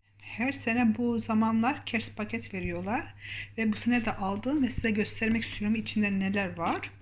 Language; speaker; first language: Turkish; early bilingual, heritage; Turkish